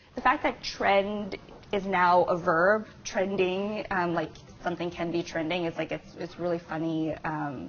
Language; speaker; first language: English; native; English